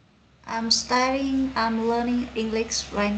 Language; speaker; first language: English; non-native, learner; Vietnamese